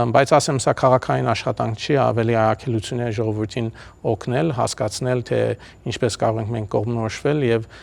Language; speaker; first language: Armenian; early bilingual, heritage; Armenian